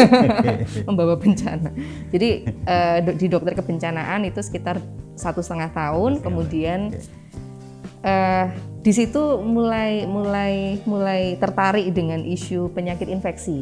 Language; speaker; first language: Indonesian; native; Indonesian